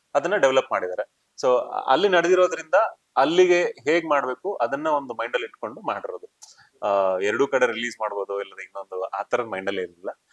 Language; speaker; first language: Kannada; native; Kannada